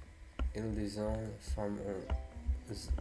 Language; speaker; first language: French; non-native, learner; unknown